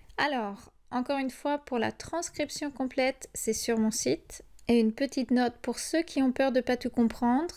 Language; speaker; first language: French; native; French